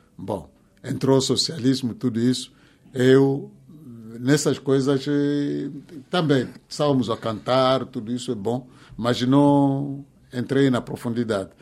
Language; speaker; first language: Portuguese; non-native, fluent; Kongo